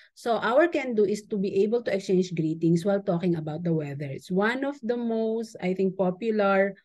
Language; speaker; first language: English; non-native, local second language; Filipino